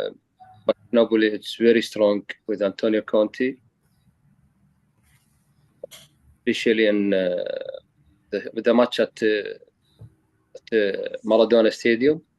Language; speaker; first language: English; non-native, learner; Arabic